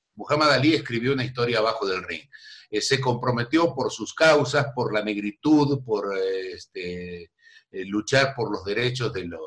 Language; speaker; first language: Spanish; native; Spanish